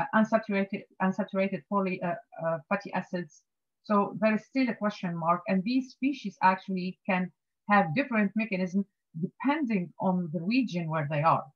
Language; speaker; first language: English; non-native, fluent; Arabic